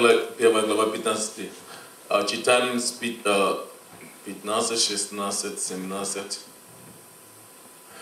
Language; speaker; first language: Russian; non-native, fluent; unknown